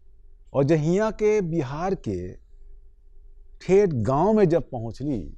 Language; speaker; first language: Hindi; early bilingual, heritage; Hindi